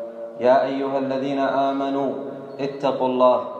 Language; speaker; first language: Arabic; native; Arabic